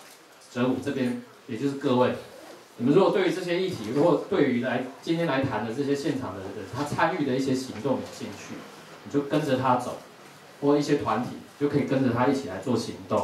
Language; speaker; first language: Chinese; native; Chinese